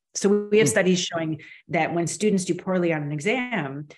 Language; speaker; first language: English; native; English